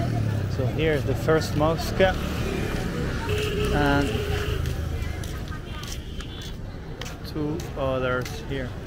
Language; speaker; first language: English; non-native, fluent; French